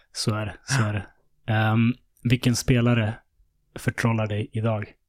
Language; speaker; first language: Swedish; early bilingual, other home language; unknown